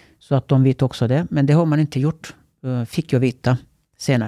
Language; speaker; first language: Swedish; early bilingual, other home language; Turkish